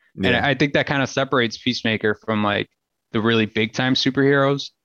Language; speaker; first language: English; native; English